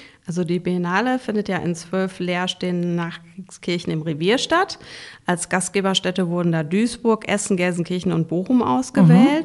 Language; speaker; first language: German; native; German